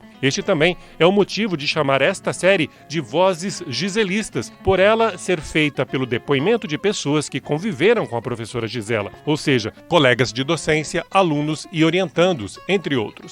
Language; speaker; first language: Portuguese; native; Portuguese